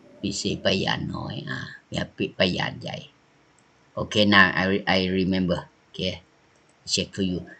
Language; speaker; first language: English; non-native, learner; Thai